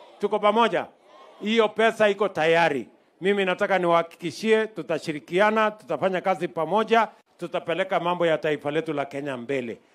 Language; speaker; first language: Swahili; non-native, local second language; Kalenjin